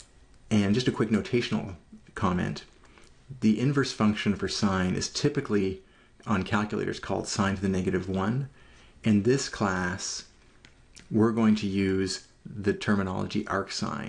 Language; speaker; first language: English; native; English